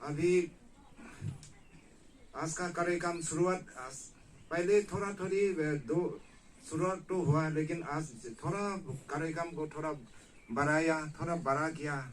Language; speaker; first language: Hindi; non-native, local second language; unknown